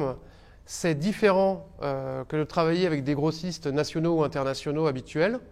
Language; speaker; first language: French; native; French